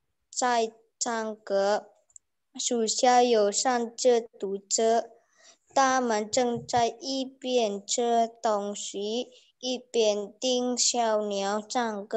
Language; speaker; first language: Chinese; non-native, learner; Indonesian